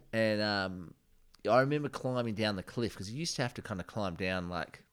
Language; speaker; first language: English; native; English